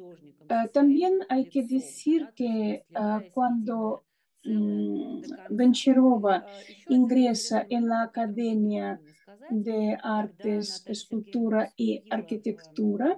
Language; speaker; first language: Spanish; non-native, fluent; Russian